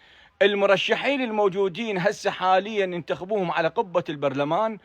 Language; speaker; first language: Arabic; native; Arabic